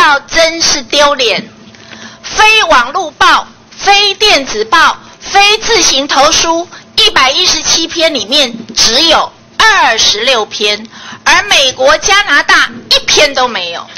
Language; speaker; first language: Chinese; native; Chinese